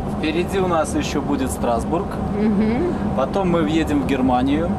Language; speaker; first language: Russian; native; Russian